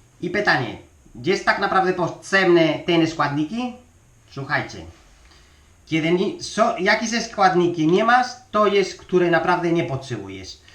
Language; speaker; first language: Polish; non-native, learner; Spanish